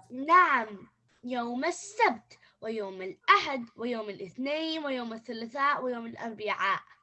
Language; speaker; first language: Arabic; non-native, learner; English